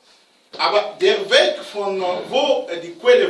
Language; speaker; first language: German; non-native, learner; Romanian